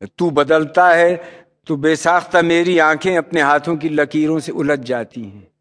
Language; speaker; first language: Urdu; native; Urdu